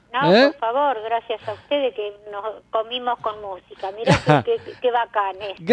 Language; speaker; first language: Spanish; native; Spanish